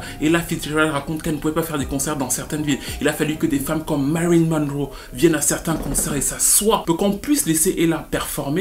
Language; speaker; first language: French; native; French